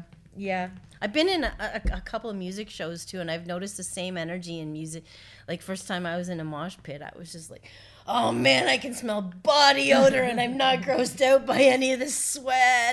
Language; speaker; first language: English; native; English